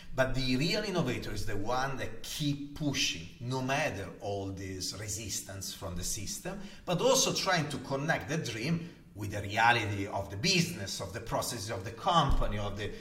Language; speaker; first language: English; non-native, fluent; Italian